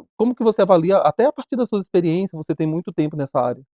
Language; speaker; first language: Portuguese; native; Portuguese